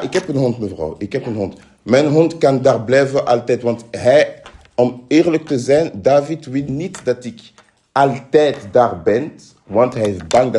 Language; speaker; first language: Dutch; non-native, fluent; French